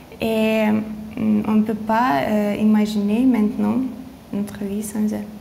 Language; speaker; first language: French; non-native, learner; Lithuanian